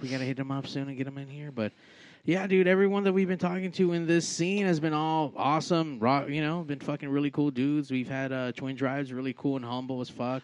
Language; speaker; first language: English; native; English